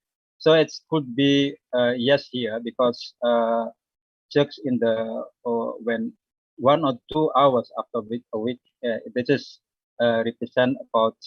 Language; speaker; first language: English; non-native, learner; Indonesian